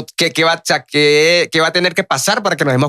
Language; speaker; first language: Spanish; native; Spanish